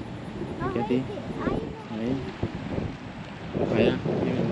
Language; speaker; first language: Spanish; native; Spanish